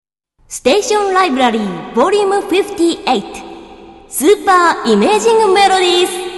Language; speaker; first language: Japanese; native; Japanese